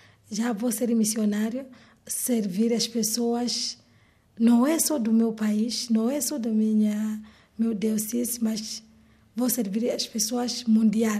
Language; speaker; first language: Portuguese; non-native, learner; Swahili